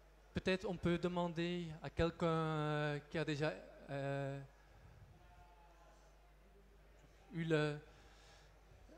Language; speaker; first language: French; non-native, local second language; Dutch